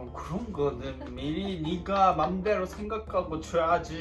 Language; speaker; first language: Korean; non-native, learner; Japanese